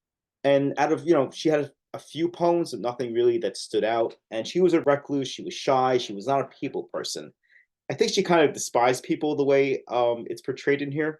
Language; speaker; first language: English; native; English